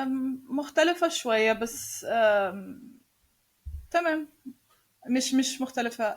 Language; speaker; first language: Arabic; non-native, learner; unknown